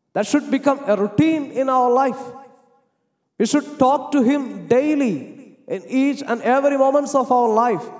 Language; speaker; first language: English; non-native, local second language; Malayalam